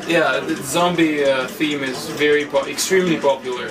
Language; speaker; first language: English; non-native, fluent; Russian